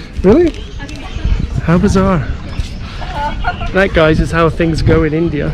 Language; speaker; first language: English; native; English